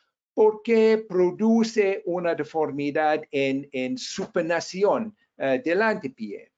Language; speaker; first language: Spanish; non-native, fluent; English